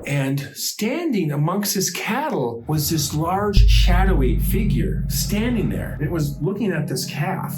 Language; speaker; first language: English; native; English